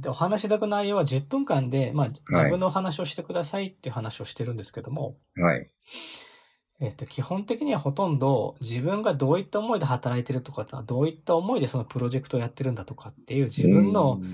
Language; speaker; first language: Japanese; native; Japanese